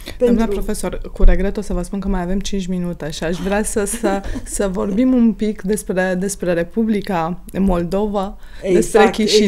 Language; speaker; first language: Romanian; native; Romanian